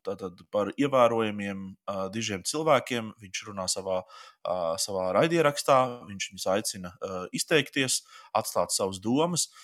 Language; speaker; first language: Latvian; native; Latvian